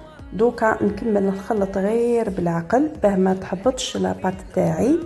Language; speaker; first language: Arabic; native; Arabic